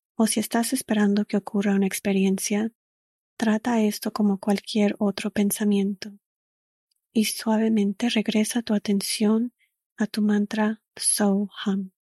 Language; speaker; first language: Spanish; early bilingual, other home language; English